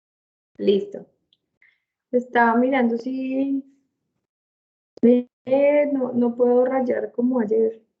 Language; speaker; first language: Spanish; native; Spanish